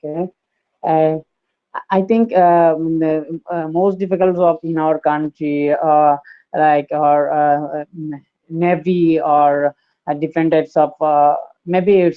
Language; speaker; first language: English; non-native, learner; Bangla